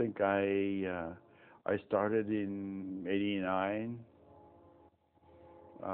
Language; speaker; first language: English; non-native, fluent; French